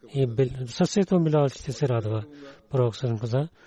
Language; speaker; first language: Bulgarian; non-native, learner; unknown